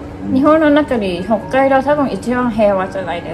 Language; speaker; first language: Japanese; non-native, learner; Thai